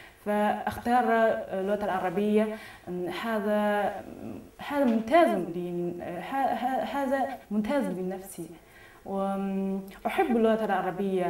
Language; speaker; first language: Arabic; non-native, learner; Chinese